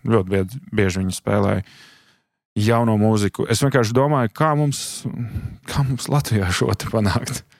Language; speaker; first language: Latvian; native; Latvian